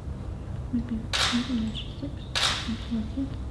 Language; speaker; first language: English; non-native, learner; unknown